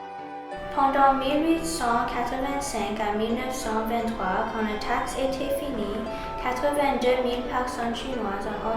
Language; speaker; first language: French; non-native, learner; English